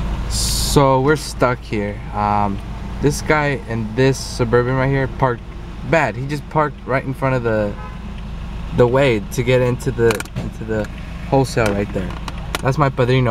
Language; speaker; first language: English; early bilingual, other home language; Spanish